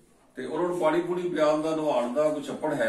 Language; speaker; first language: Punjabi; native; Punjabi